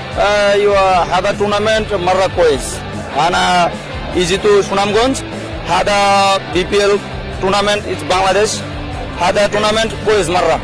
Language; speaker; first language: Arabic; non-native, learner; Bangla